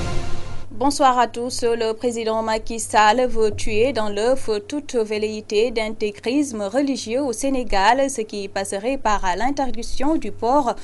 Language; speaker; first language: French; non-native, local second language; Wolof